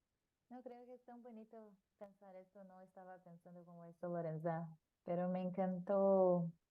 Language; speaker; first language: Spanish; non-native, learner; Portuguese